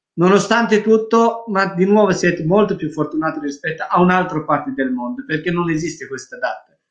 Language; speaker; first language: Italian; non-native, fluent; Persian